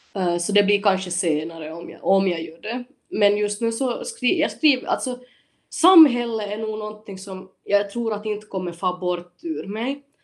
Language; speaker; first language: Swedish; native; Swedish